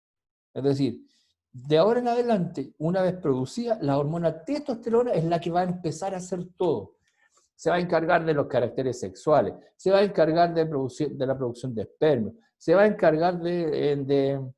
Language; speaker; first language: Spanish; native; Spanish